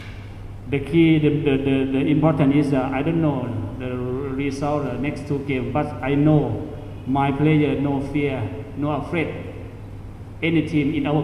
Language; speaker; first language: English; non-native, learner; Vietnamese